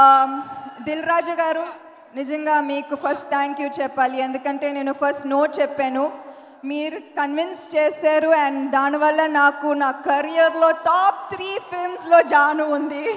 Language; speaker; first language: Telugu; non-native, fluent; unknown